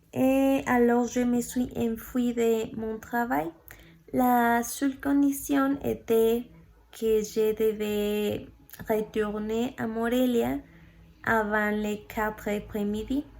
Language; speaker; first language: French; non-native, learner; Spanish